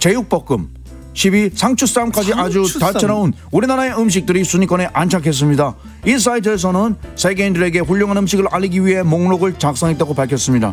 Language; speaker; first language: Korean; native; Korean